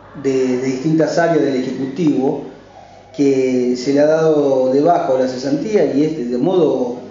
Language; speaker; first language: Spanish; native; Spanish